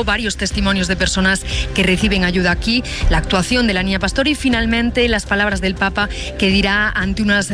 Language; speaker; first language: Spanish; native; Spanish